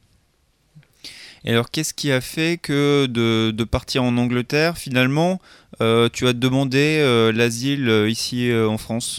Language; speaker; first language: French; native; French